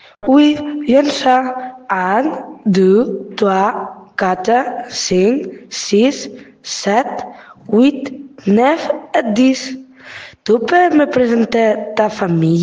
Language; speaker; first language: French; non-native, learner; Catalan